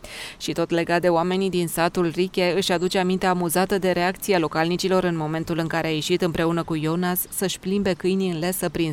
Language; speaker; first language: Romanian; native; Romanian